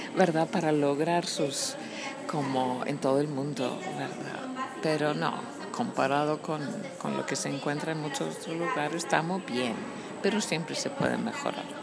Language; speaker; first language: Spanish; non-native, fluent; Icelandic